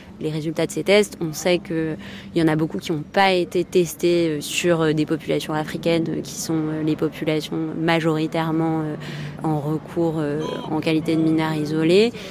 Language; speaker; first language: French; native; French